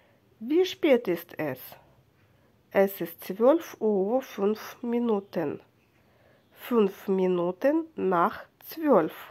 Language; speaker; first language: German; non-native, fluent; Russian